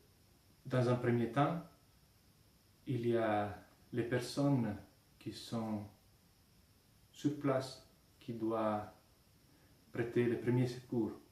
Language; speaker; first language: French; non-native, fluent; Italian